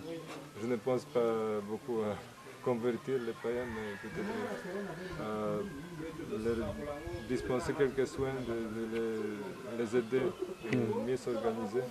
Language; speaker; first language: French; non-native, fluent; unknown